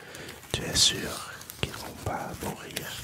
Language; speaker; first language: French; non-native, learner; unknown